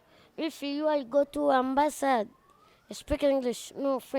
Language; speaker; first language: English; non-native, learner; Lingala